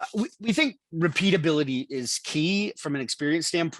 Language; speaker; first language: English; native; English